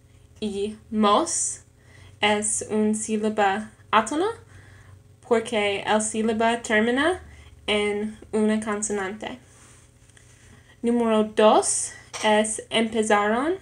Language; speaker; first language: Spanish; non-native, learner; English